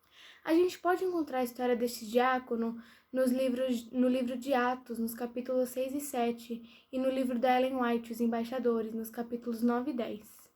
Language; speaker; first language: Portuguese; native; Portuguese